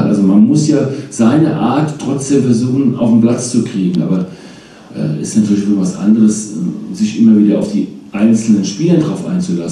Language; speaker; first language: German; native; German